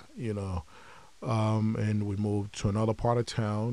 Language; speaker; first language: English; non-native, local second language; Yoruba